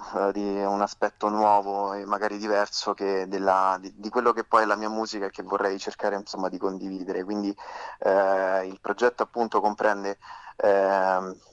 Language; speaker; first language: Italian; native; Italian